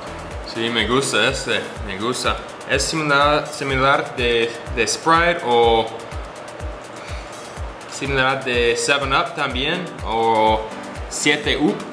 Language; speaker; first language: Spanish; non-native, learner; English